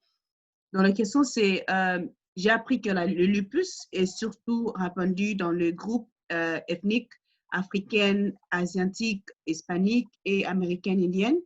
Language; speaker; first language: French; non-native, learner; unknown